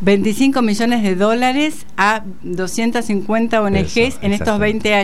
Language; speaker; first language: Spanish; native; Spanish